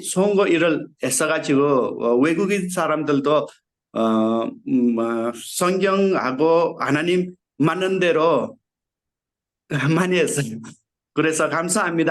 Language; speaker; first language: Korean; non-native, learner; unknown